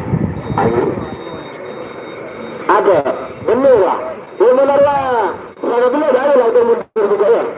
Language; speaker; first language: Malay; non-native, local second language; Madurese